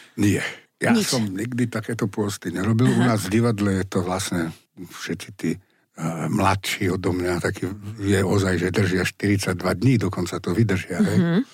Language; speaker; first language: Slovak; native; Slovak